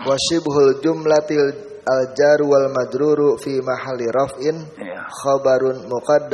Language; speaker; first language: Arabic; non-native, learner; Indonesian